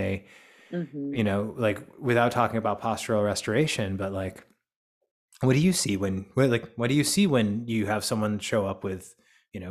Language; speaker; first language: English; native; English